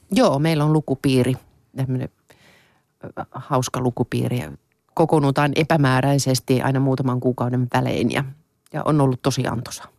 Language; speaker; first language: Finnish; non-native, local second language; Swedish